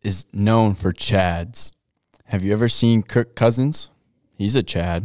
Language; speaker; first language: English; native; English